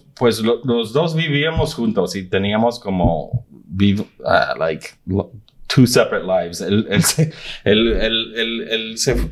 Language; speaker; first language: Spanish; early bilingual, heritage; Spanish